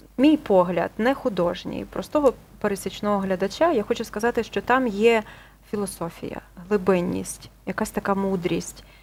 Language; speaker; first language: Ukrainian; native; Ukrainian